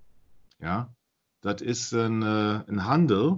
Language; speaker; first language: Dutch; non-native, learner; German